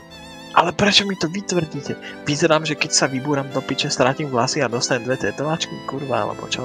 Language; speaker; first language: Slovak; native; Slovak